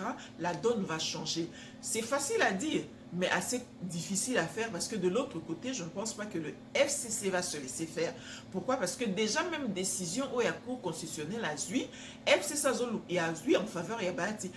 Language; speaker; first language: French; non-native, local second language; Lingala